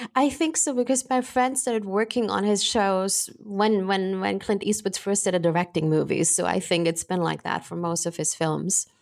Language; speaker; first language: English; non-native, fluent; German